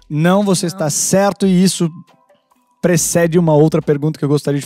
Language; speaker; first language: Portuguese; native; Portuguese